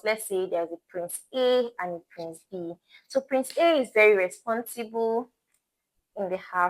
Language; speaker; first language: English; non-native, local second language; Igbo